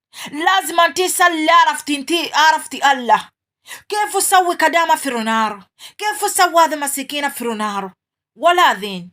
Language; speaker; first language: Arabic; non-native, learner; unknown